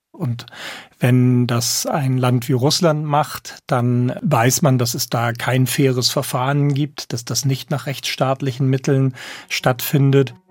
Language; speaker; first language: German; native; German